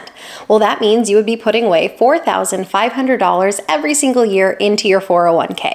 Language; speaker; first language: English; native; English